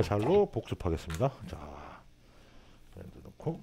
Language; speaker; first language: Korean; native; Korean